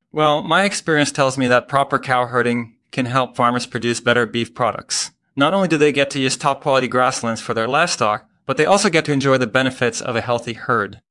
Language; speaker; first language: English; non-native, fluent; Dutch